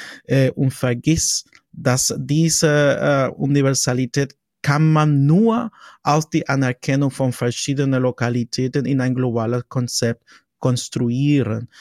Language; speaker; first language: German; non-native, fluent; Spanish